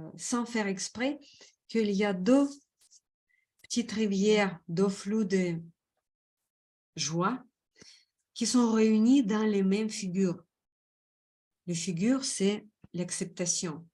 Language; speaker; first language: French; non-native, fluent; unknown